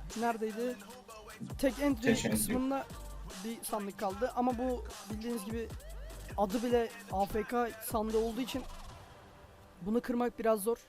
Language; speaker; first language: Turkish; native; Turkish